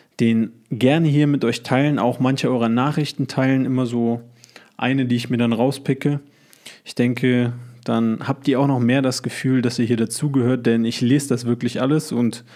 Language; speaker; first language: German; native; German